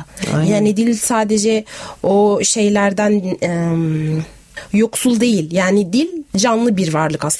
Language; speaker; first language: Turkish; non-native, fluent; Arabic